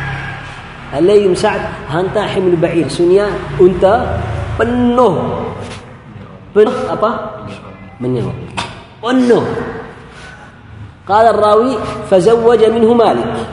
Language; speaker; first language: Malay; non-native, learner; Arabic